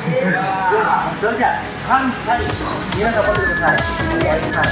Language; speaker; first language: Indonesian; non-native, learner; Japanese